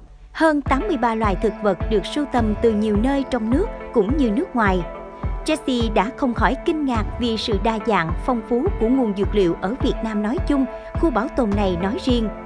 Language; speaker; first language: Vietnamese; native; Vietnamese